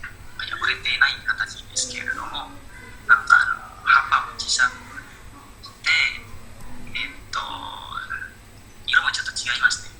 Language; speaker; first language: Japanese; non-native, learner; Indonesian